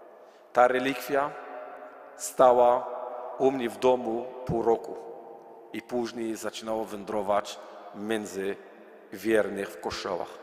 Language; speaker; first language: Polish; non-native, learner; Arabic